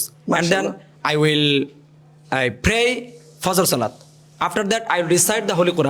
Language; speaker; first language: English; non-native, learner; Bangla